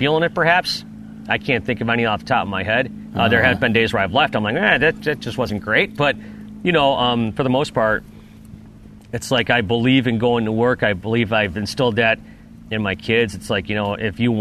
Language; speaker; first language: English; native; English